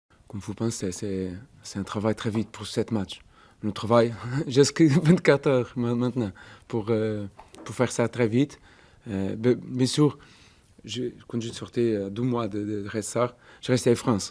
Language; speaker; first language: French; non-native, fluent; Portuguese